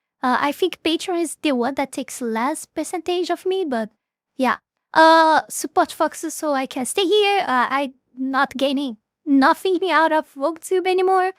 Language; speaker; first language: English; non-native, fluent; Portuguese